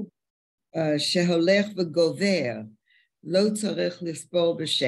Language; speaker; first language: Hebrew; non-native, learner; English